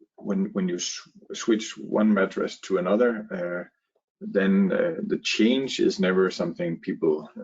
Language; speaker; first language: English; non-native, fluent; Danish